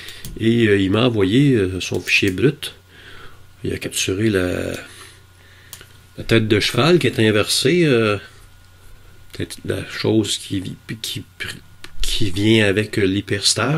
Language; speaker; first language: French; native; French